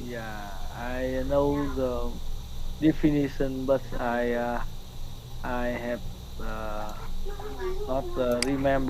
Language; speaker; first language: English; non-native, learner; Vietnamese